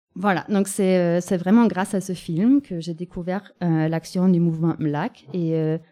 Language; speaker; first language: French; non-native, fluent; German